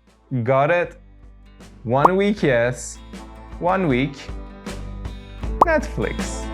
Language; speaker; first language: English; non-native, fluent; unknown